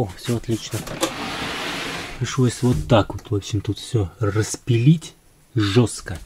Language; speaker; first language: Russian; native; Russian